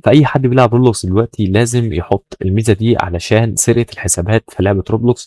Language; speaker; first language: Arabic; native; Arabic